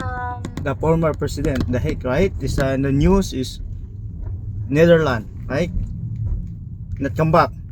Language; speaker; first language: English; non-native, learner; Nepali